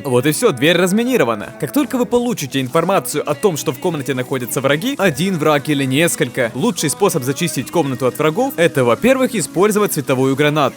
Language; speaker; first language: Russian; native; Russian